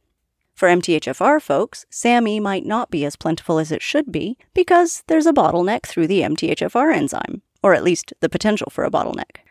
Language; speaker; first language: English; native; English